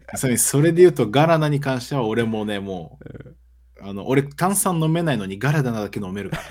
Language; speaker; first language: Japanese; early bilingual, other home language; Portuguese